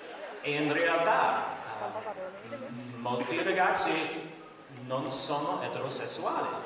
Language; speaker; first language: Italian; non-native, learner; English